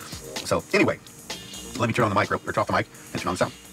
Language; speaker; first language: English; native; English